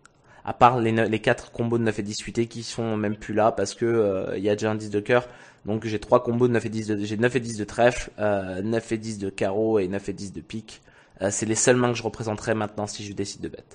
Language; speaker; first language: French; native; French